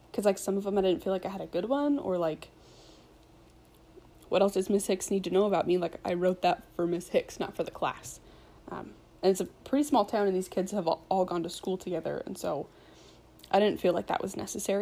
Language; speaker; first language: English; native; English